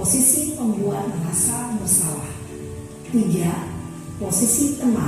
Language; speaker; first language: Indonesian; native; Indonesian